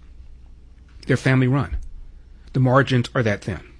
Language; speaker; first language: English; native; English